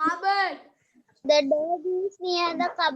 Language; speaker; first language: English; non-native, learner; Sinhala